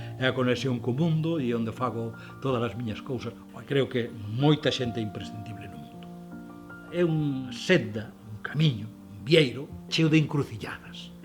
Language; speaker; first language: Galician; native; Galician